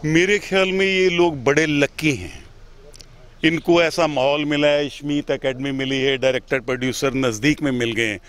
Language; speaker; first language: Hindi; native; Hindi